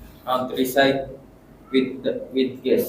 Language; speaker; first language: English; non-native, learner; Filipino